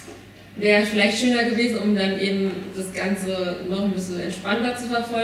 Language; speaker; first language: German; native; German